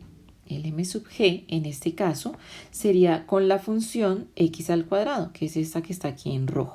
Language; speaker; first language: Spanish; native; Spanish